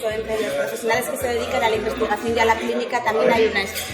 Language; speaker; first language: Spanish; native; Spanish